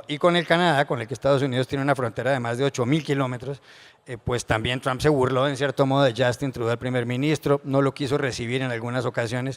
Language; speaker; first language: Spanish; native; Spanish